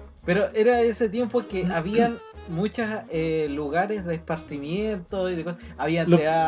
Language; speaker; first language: Spanish; native; Spanish